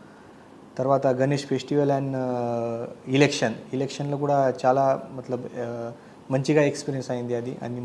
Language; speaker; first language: Telugu; non-native, learner; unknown